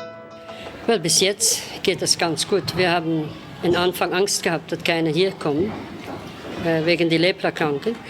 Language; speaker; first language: German; non-native, fluent; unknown